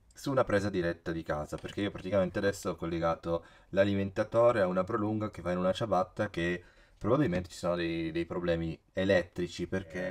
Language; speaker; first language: Italian; native; Italian